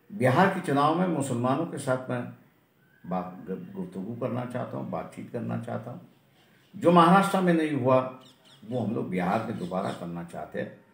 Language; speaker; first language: Hindi; non-native, local second language; Marathi